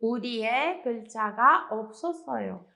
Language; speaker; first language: Korean; non-native, learner; Spanish